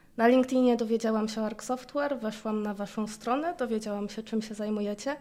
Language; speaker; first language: Polish; native; Polish